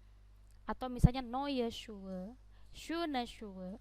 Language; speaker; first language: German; non-native, fluent; Indonesian